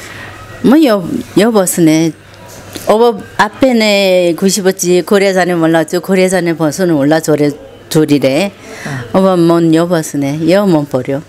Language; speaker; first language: Nepali; non-native, learner; Korean